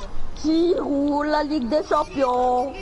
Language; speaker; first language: French; native; French